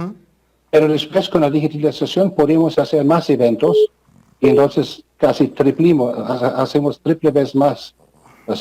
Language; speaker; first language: Spanish; non-native, fluent; German